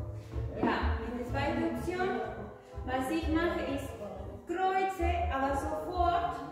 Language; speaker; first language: German; non-native, fluent; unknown